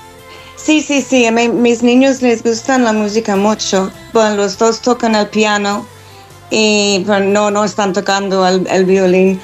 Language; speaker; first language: Spanish; non-native, fluent; English